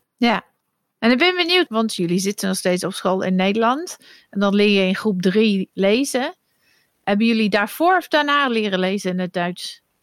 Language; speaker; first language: Dutch; non-native, fluent; English